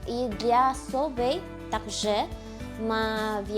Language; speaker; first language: Polish; non-native, learner; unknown